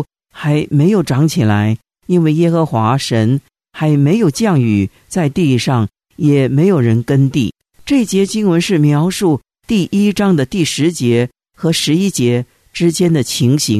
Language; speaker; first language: Chinese; native; Chinese